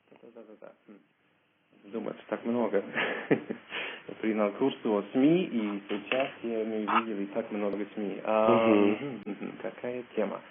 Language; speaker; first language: Russian; non-native, learner; English